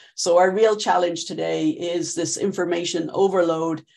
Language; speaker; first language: English; native; English